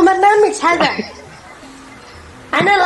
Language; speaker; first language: Arabic; non-native, learner; Indonesian